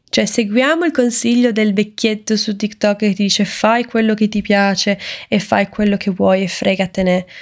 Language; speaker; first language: Italian; native; Italian